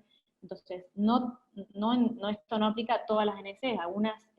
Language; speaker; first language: Spanish; native; Spanish